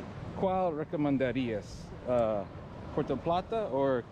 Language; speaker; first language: Spanish; non-native, learner; English